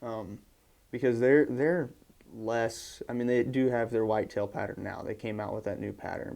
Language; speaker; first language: English; native; English